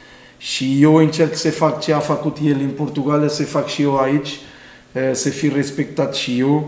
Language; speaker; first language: Romanian; non-native, learner; Portuguese